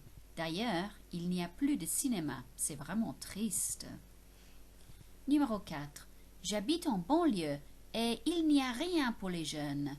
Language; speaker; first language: French; non-native, fluent; English